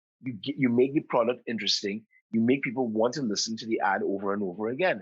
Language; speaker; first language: English; native; English